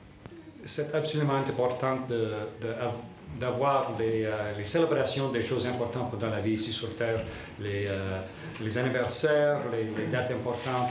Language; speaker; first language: French; non-native, learner; English